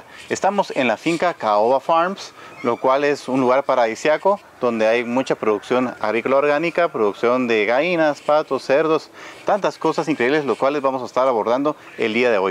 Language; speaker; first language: Spanish; native; Spanish